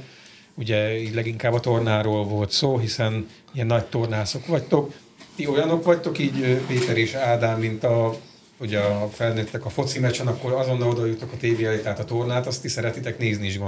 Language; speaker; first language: Hungarian; native; Hungarian